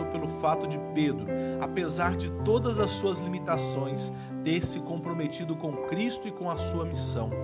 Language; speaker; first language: Portuguese; native; Portuguese